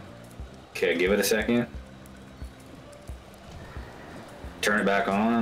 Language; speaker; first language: English; native; English